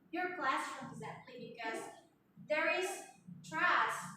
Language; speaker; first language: English; non-native, learner; Indonesian